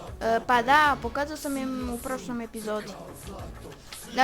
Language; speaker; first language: Croatian; native; Croatian